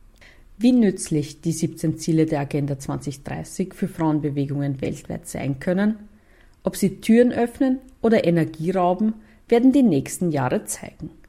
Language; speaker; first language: German; native; German